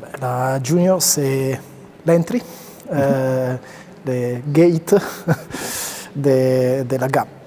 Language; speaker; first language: French; non-native, learner; Italian